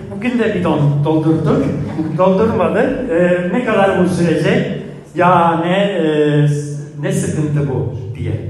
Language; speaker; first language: Turkish; non-native, fluent; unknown